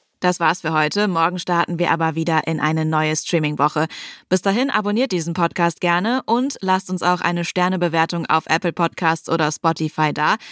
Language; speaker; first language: German; native; German